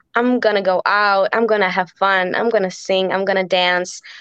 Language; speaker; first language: English; non-native, fluent; Hebrew